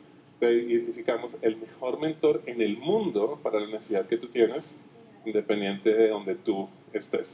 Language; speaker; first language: Spanish; native; Spanish